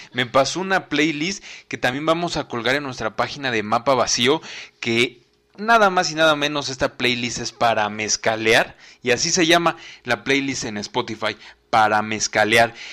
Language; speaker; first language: Spanish; native; Spanish